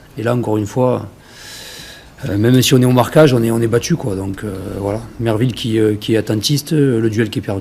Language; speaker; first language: French; native; French